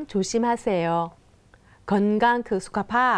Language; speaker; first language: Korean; non-native, fluent; Thai